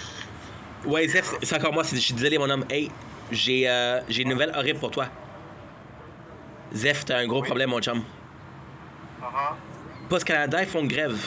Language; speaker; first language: French; native; French